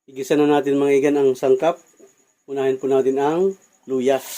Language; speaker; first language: Filipino; non-native, local second language; Bikol